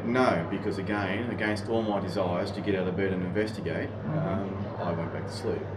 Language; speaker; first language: English; native; English